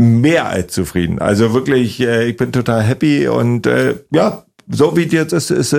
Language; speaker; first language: German; native; German